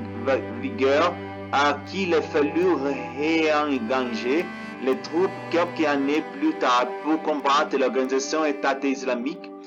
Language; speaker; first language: French; non-native, learner; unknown